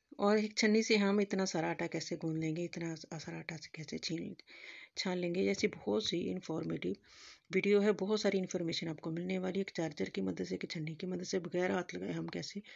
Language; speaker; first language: Hindi; native; Hindi